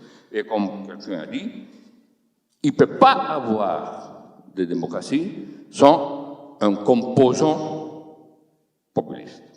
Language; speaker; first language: French; non-native, fluent; Spanish